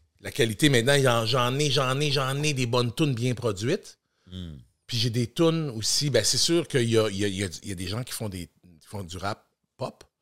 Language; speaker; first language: French; native; French